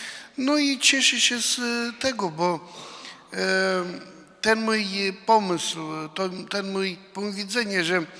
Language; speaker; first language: Polish; non-native, fluent; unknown